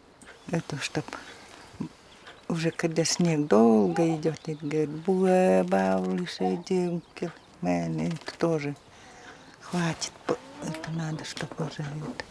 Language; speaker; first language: Russian; native; Russian